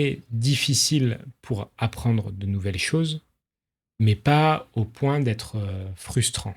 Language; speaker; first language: French; native; French